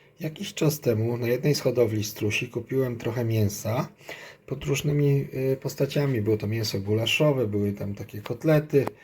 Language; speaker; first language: Polish; native; Polish